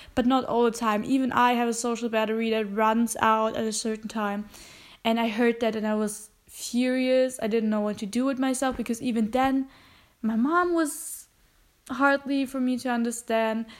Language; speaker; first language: English; non-native, fluent; German